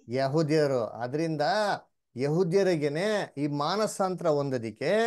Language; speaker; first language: Kannada; native; Kannada